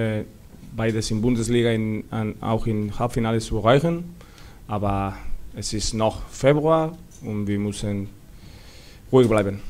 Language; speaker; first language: German; non-native, learner; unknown